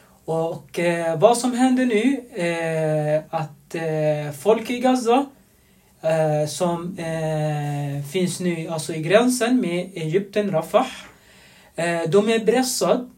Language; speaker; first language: Swedish; non-native, fluent; Arabic